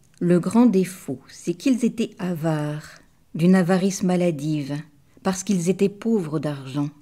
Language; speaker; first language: French; native; French